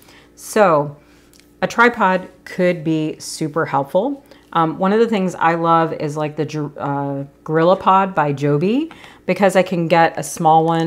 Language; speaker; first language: English; native; English